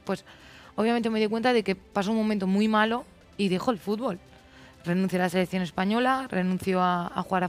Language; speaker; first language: Spanish; native; Spanish